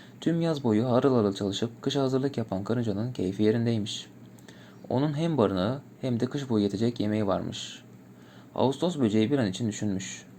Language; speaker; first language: Turkish; native; Turkish